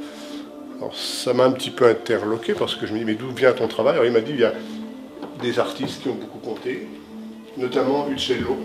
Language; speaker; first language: French; native; French